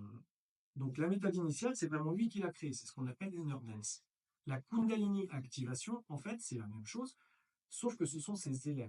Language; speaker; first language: French; native; French